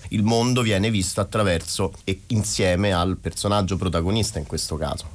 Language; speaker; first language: Italian; native; Italian